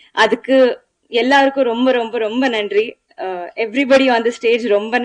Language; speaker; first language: Tamil; non-native, learner; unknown